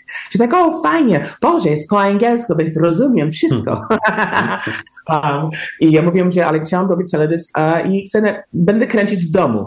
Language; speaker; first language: Polish; early bilingual, heritage; English